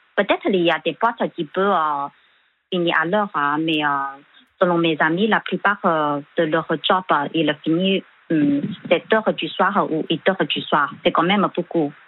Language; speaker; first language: French; non-native, fluent; Chinese